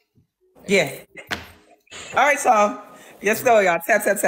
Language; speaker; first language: English; native; English